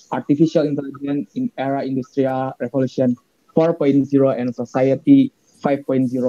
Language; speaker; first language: English; non-native, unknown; Indonesian